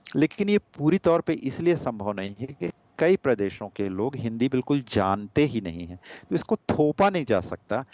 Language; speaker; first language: Hindi; non-native, local second language; Gujarati